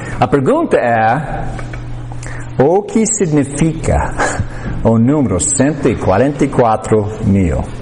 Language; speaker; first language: Portuguese; non-native, fluent; English